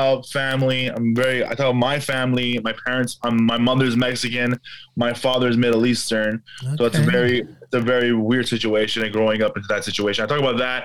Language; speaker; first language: English; native; English